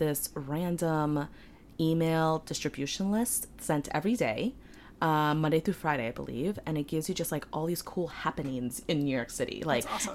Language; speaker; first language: English; early bilingual, other home language; Polish